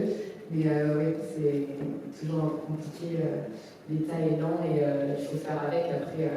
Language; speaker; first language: French; native; French